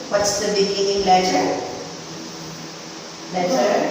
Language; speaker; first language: English; non-native, fluent; Vietnamese